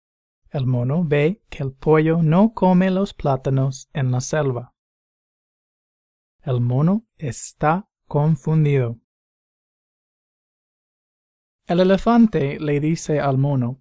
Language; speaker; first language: Spanish; non-native, fluent; English